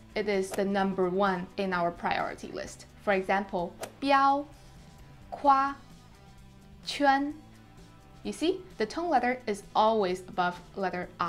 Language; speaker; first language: English; non-native, fluent; Chinese